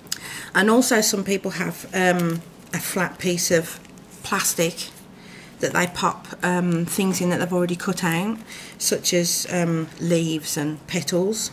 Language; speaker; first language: English; native; English